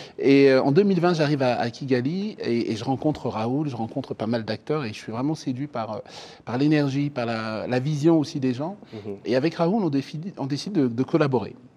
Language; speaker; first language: French; early bilingual, other home language; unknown